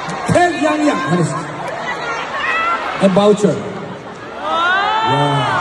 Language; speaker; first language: English; non-native, learner; Korean